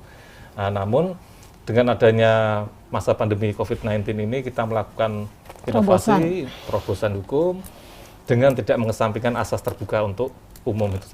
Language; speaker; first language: Indonesian; native; Indonesian